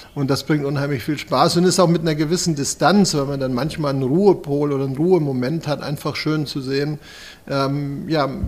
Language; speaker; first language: German; native; German